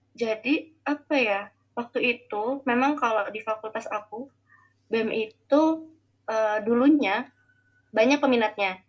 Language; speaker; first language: Indonesian; native; Indonesian